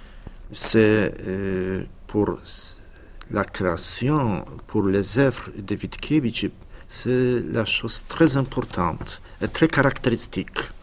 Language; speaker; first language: French; non-native, fluent; Polish